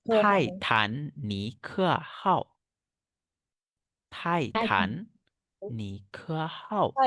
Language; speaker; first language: Chinese; non-native, fluent; Bangla